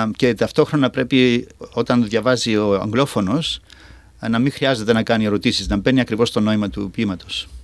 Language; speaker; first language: Greek; native; Greek